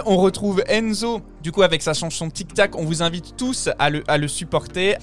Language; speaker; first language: French; native; French